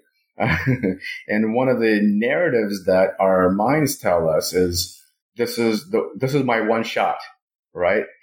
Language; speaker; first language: English; non-native, fluent; Russian